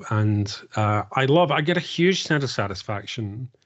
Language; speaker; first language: English; native; English